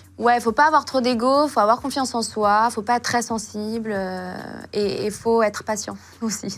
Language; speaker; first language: French; non-native, local second language; Arabic